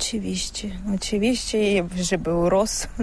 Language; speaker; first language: Polish; non-native, learner; Ukrainian